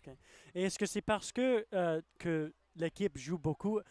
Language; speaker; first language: French; non-native, learner; English